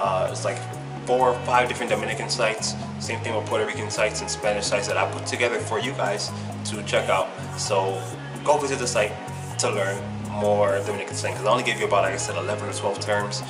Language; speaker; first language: English; native; English